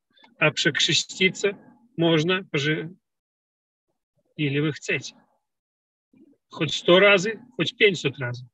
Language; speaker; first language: Polish; non-native, learner; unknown